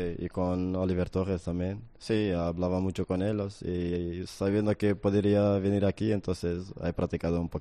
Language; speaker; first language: Spanish; non-native, fluent; Portuguese